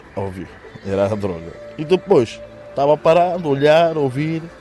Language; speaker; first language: Portuguese; non-native, fluent; Romanian